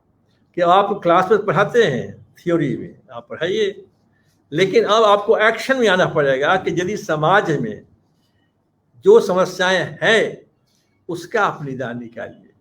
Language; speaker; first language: Hindi; native; Hindi